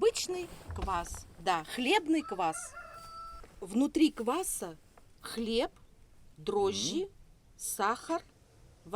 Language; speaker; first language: Russian; native; Russian